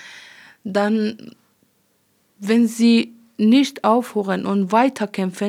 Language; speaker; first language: German; non-native, learner; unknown